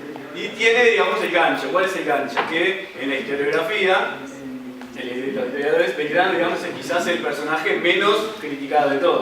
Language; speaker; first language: Spanish; native; Spanish